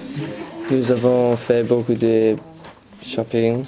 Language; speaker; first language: French; non-native, learner; English